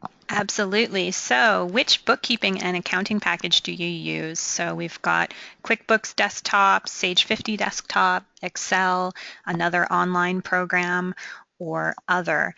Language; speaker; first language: English; native; English